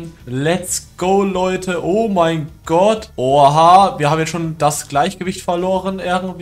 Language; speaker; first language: German; native; German